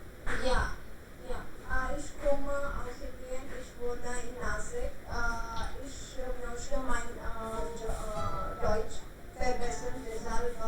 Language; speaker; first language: German; non-native, learner; Marathi